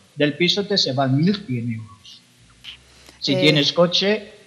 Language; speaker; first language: Spanish; native; Spanish